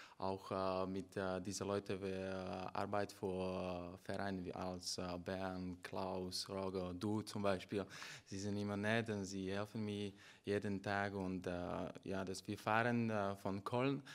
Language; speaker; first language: German; non-native, learner; Slovak